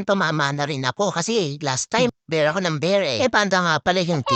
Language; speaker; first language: Filipino; native; Filipino